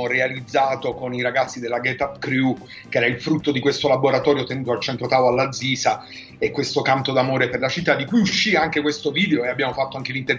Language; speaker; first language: Italian; native; Italian